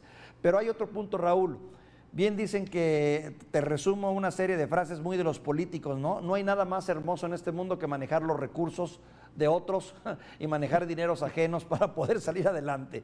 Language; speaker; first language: Spanish; native; Spanish